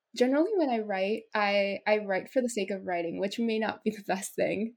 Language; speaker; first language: English; non-native, fluent; Japanese